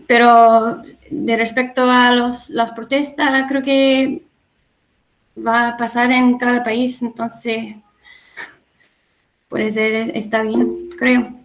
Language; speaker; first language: Spanish; non-native, learner; English